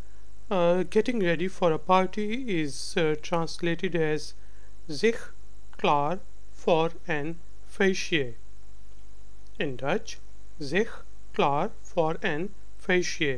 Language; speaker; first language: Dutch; non-native, learner; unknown